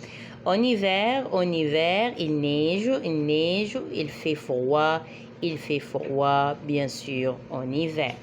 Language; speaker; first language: French; non-native, fluent; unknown